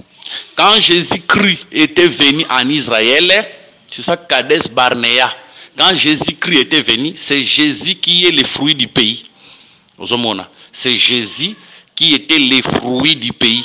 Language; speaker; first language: French; non-native, local second language; Lingala